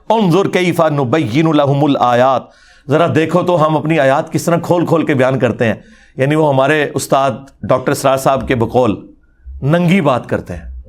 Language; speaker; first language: Urdu; non-native, local second language; Punjabi